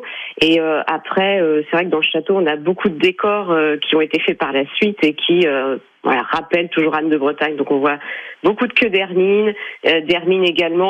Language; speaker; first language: French; native; French